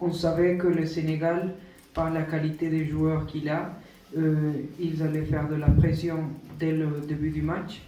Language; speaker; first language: French; non-native, fluent; Spanish